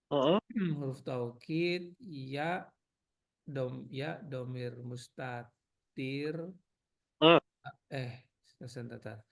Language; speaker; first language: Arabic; non-native, learner; Indonesian